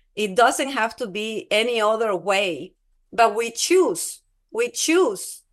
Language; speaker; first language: English; non-native, fluent; Spanish